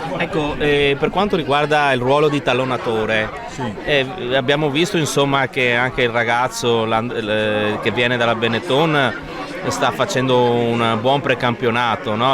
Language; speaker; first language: Italian; native; Italian